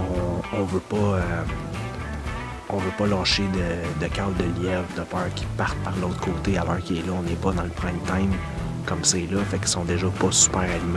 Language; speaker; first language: French; native; French